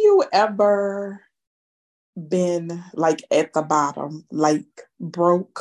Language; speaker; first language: English; native; English